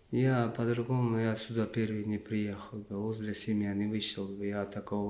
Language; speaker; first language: Russian; non-native, learner; Uzbek